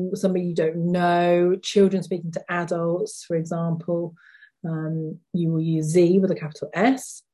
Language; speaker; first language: English; native; English